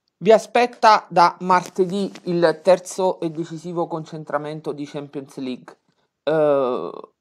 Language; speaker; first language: Italian; native; Italian